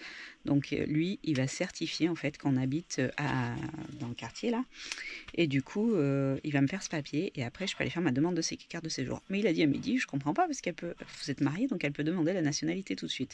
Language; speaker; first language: French; native; French